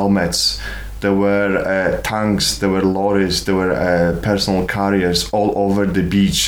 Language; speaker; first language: English; non-native, fluent; Polish